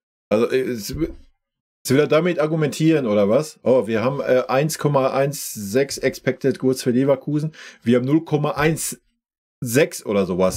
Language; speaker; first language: German; native; German